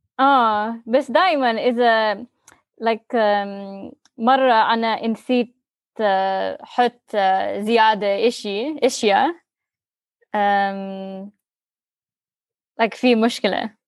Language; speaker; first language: Arabic; non-native, learner; English